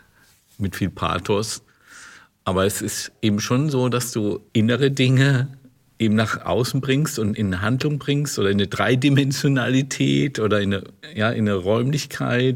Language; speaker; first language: German; native; German